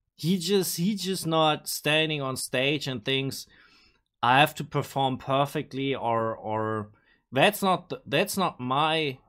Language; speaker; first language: English; non-native, fluent; German